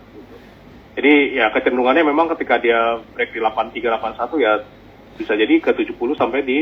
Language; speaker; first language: Indonesian; native; Indonesian